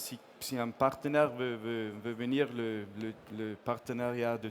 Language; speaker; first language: French; non-native, fluent; English